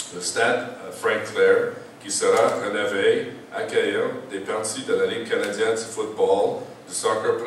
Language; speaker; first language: French; non-native, local second language; English